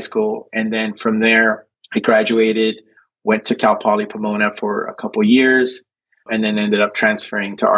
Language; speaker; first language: English; early bilingual, other home language; Spanish